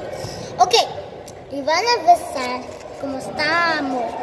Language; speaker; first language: Spanish; early bilingual, heritage; Spanish